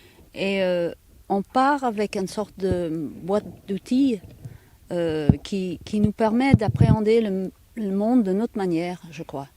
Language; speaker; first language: French; non-native, fluent; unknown